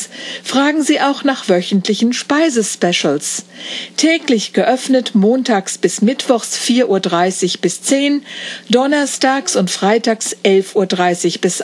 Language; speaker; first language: German; native; German